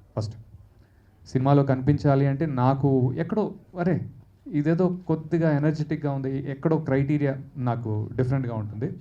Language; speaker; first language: Telugu; native; Telugu